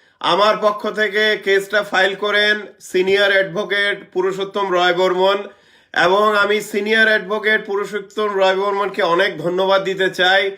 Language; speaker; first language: Bangla; native; Bangla